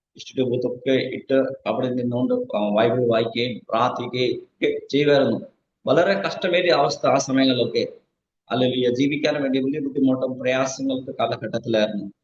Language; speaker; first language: Malayalam; non-native, fluent; Nepali